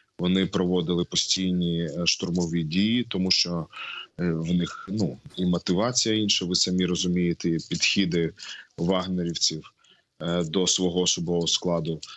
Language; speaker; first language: Ukrainian; non-native, local second language; Russian